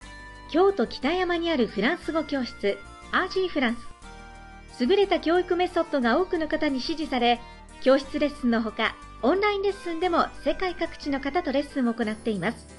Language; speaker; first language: Japanese; native; Japanese